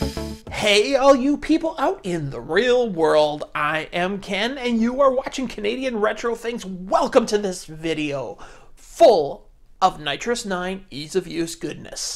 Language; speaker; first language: English; native; English